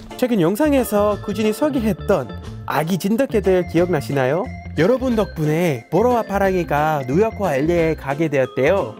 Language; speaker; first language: Korean; non-native, fluent; English